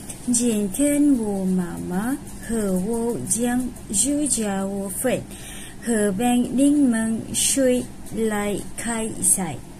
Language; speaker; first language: Chinese; non-native, learner; Malay